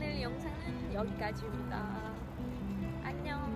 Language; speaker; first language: Korean; non-native, fluent; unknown